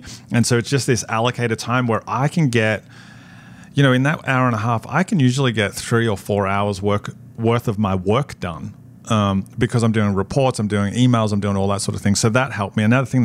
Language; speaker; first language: English; native; English